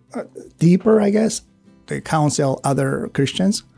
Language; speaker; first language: English; non-native, fluent; Korean